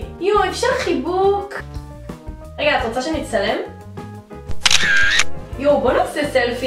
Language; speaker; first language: Hebrew; native; Hebrew